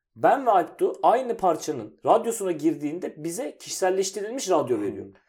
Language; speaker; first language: Turkish; native; Turkish